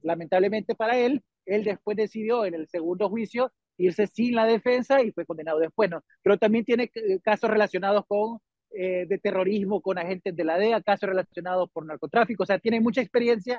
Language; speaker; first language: Spanish; native; Spanish